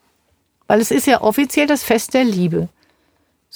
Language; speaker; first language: German; native; German